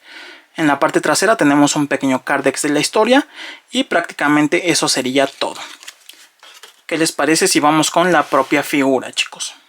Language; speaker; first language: Spanish; native; Spanish